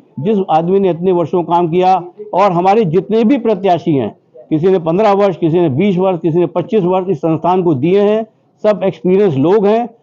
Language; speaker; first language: Hindi; native; Hindi